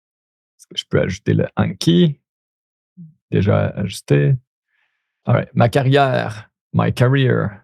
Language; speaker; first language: French; native; French